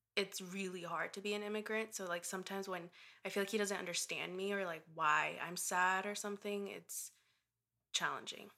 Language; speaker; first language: English; early bilingual, other home language; Spanish